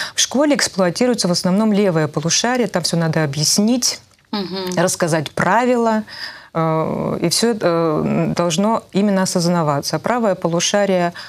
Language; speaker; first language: Russian; native; Russian